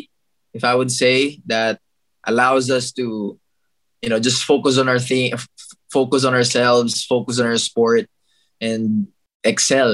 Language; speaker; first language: English; non-native, local second language; Filipino